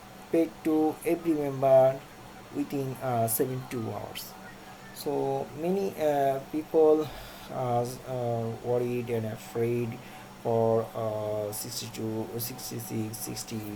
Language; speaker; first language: English; non-native, local second language; Bangla